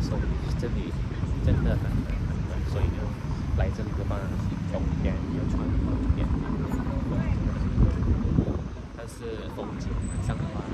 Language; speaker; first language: Chinese; early bilingual, heritage; Chinese